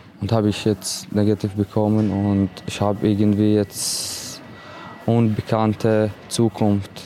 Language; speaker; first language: German; non-native, learner; Arabic